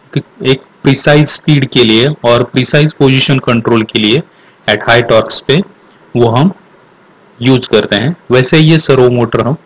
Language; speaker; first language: Hindi; non-native, local second language; Marathi